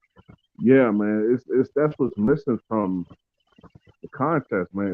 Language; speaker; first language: English; native; English